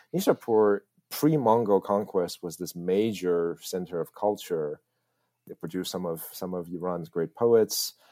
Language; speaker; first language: English; early bilingual, other home language; Chinese